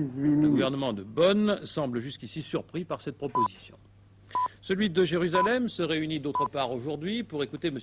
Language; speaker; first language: French; native; French